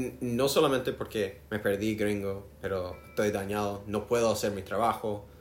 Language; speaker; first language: Spanish; non-native, learner; English